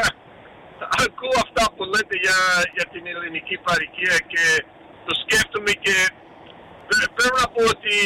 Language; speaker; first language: Greek; early bilingual, heritage; Greek